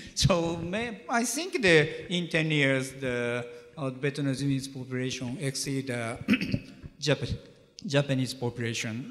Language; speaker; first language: English; non-native, learner; Japanese